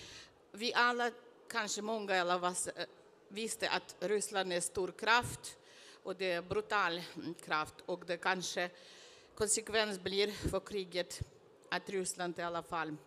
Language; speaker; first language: Swedish; non-native, fluent; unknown